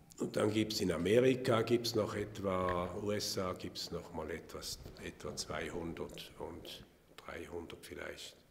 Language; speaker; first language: German; native; German